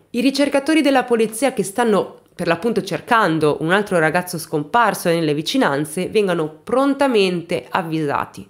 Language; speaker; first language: Italian; native; Italian